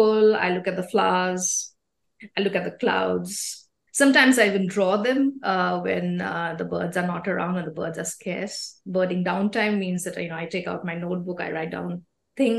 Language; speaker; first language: English; non-native, local second language; Assamese